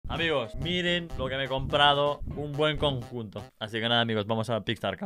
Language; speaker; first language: Spanish; native; Spanish